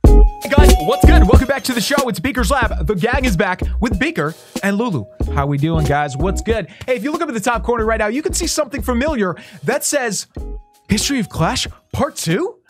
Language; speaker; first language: English; native; English